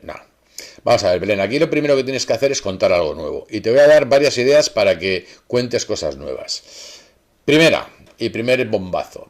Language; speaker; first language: Spanish; native; Spanish